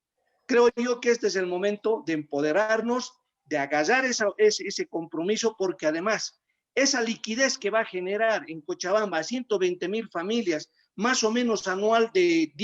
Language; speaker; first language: Spanish; native; Spanish